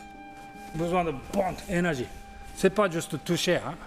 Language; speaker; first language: French; non-native, learner; Japanese